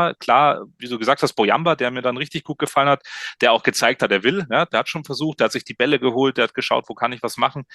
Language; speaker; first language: German; native; German